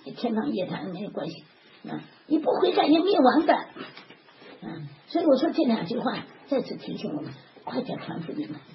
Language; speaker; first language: Chinese; native; Chinese